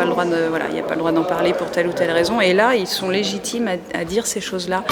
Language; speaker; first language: French; native; French